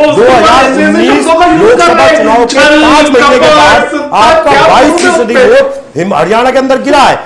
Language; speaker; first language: Hindi; native; Hindi